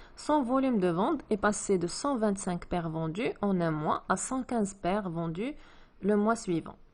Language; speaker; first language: French; non-native, local second language; Arabic